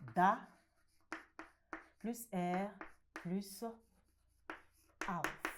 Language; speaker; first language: German; non-native, learner; French